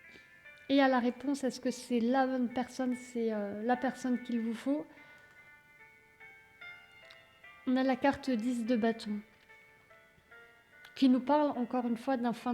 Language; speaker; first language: French; native; French